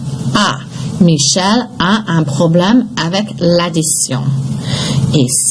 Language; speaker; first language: French; non-native, fluent; English